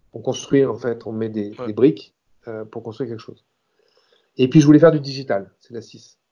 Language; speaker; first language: French; native; French